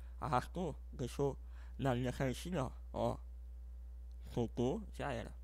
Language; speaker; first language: Portuguese; native; Portuguese